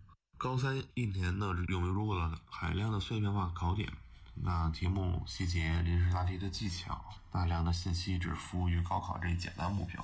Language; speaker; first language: Chinese; native; Chinese